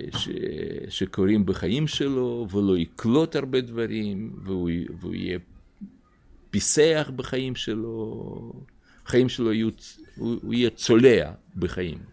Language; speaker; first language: Hebrew; non-native, fluent; Russian